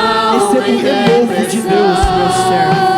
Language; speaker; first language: Portuguese; native; Portuguese